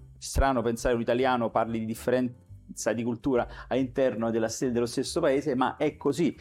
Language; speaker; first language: Italian; native; Italian